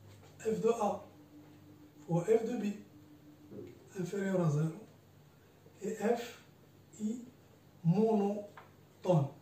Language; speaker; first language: French; non-native, local second language; Arabic